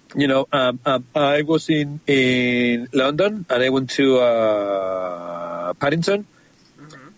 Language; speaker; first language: English; non-native, fluent; Spanish